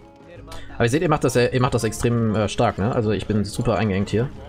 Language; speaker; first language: German; native; German